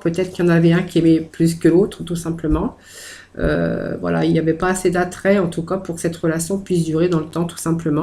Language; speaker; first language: French; native; French